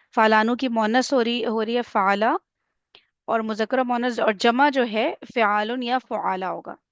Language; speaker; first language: Urdu; native; Urdu